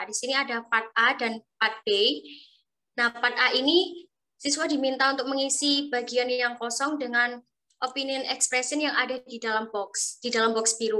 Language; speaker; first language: Indonesian; native; Indonesian